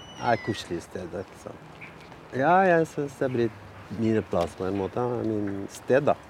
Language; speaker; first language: Norwegian; non-native, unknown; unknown